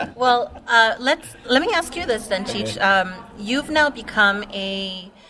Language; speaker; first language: English; native; English